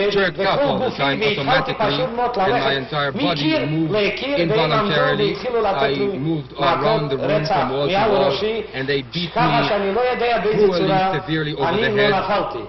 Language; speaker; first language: Hebrew; non-native, fluent; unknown